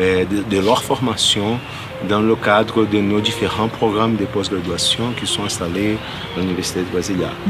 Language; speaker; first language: French; non-native, fluent; Portuguese